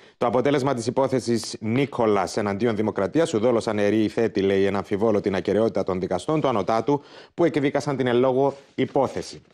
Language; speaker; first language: Greek; native; Greek